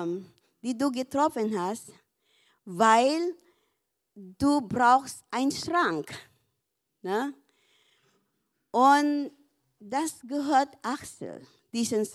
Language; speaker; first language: German; non-native, learner; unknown